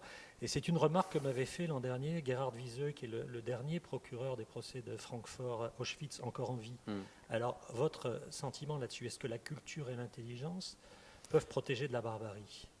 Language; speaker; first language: French; native; French